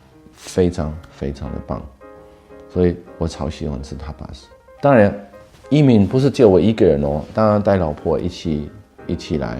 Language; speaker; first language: Chinese; non-native, fluent; Dutch